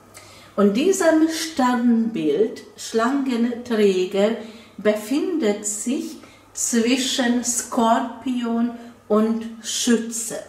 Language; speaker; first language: German; non-native, fluent; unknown